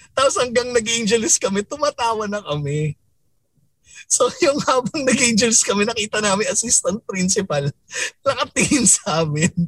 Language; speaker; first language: Filipino; native; Filipino